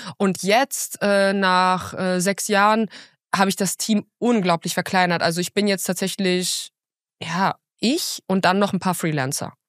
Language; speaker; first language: German; early bilingual, other home language; Russian